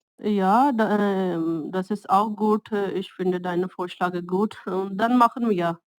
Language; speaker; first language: German; non-native, learner; Urdu